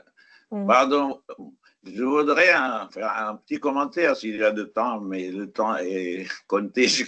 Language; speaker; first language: French; non-native, fluent; Arabic